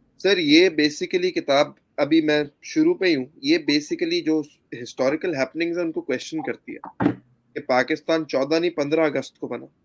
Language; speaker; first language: Urdu; native; Urdu